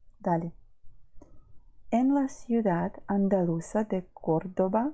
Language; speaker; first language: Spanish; non-native, fluent; Ukrainian